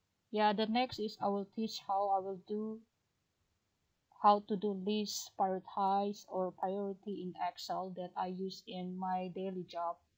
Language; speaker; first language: English; non-native, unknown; Indonesian